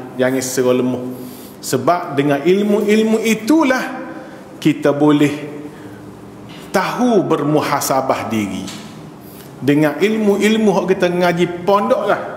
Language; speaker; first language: Malay; native; Malay